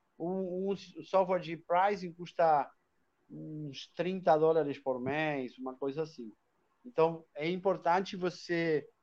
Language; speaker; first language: Portuguese; non-native, fluent; Spanish